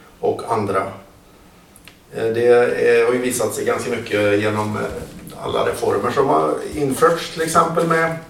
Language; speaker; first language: Swedish; native; Swedish